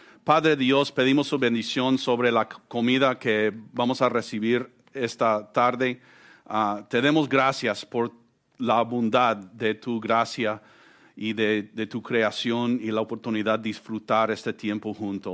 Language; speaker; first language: Spanish; non-native, fluent; English